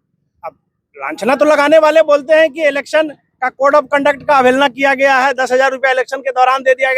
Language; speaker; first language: Hindi; native; Hindi